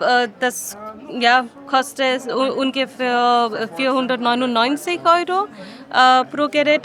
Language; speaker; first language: German; non-native, learner; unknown